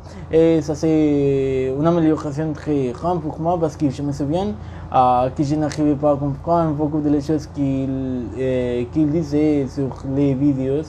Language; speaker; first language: French; non-native, learner; Spanish